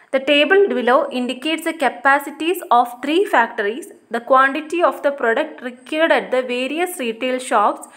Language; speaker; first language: English; non-native, local second language; Malayalam